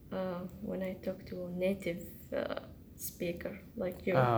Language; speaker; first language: English; non-native, learner; Arabic